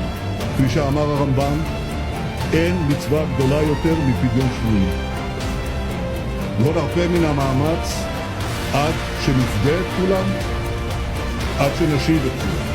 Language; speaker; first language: Hebrew; native; Hebrew